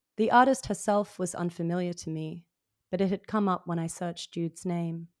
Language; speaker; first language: English; native; English